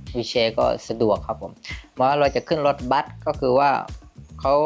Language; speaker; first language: Thai; native; Thai